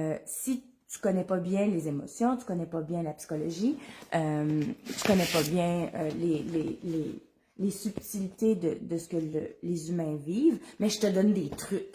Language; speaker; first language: French; native; French